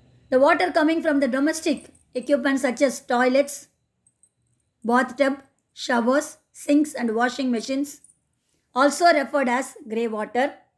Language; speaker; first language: English; non-native, local second language; Tamil